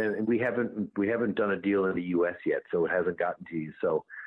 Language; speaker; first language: English; native; English